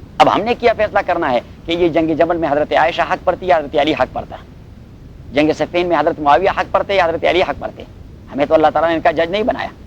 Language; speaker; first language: Urdu; non-native, local second language; Pashto